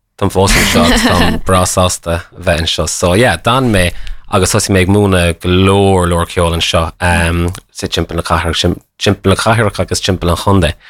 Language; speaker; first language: Irish; non-native, local second language; English